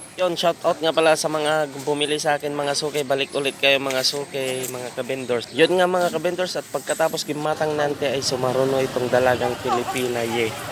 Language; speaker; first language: Filipino; non-native, local second language; Iloko